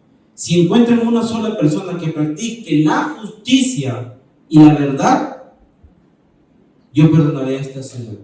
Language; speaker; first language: Spanish; native; Spanish